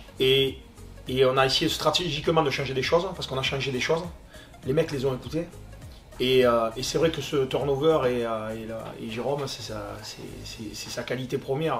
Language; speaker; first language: French; native; French